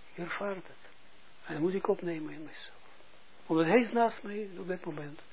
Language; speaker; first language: Dutch; non-native, fluent; Russian